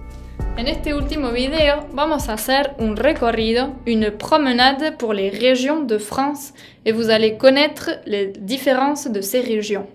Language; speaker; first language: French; non-native, fluent; Spanish